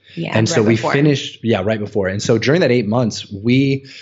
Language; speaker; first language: English; native; English